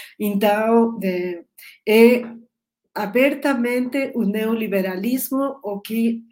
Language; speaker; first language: Portuguese; non-native, learner; Spanish